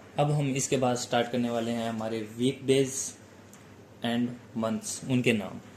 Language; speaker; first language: Hindi; native; Hindi